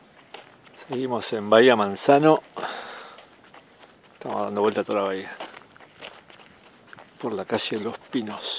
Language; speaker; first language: Spanish; native; Spanish